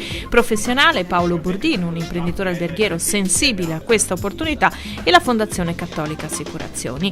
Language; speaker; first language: Italian; native; Italian